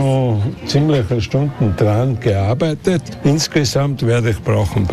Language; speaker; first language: German; native; German